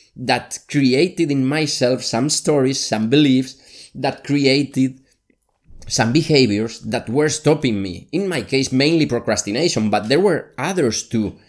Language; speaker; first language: English; non-native, fluent; Spanish